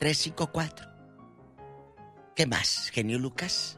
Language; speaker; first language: Spanish; native; Spanish